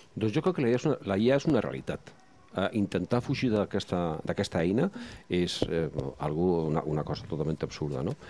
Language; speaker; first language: Catalan; non-native, local second language; Spanish